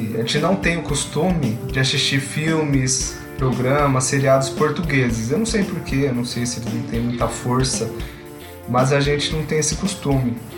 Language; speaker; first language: Portuguese; native; Portuguese